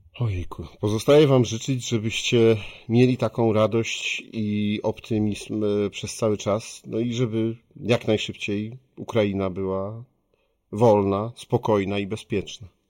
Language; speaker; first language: Polish; native; Polish